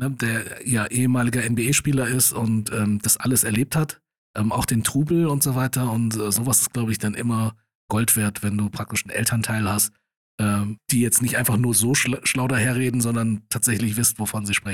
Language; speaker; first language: German; native; German